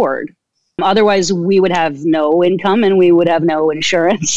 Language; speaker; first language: English; native; English